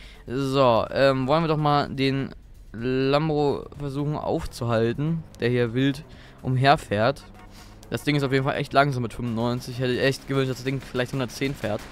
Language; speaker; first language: German; native; German